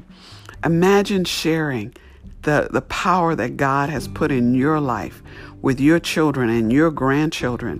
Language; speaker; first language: English; native; English